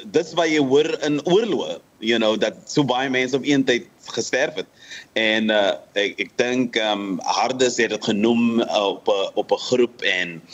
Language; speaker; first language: Afrikaans; native; Afrikaans